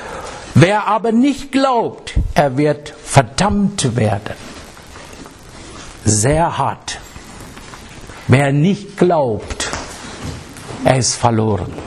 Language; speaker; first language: German; non-native, fluent; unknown